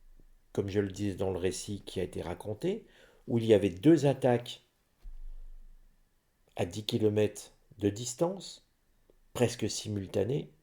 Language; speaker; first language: French; native; French